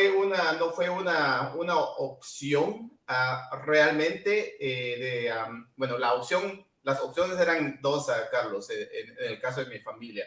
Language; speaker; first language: Spanish; non-native, local second language; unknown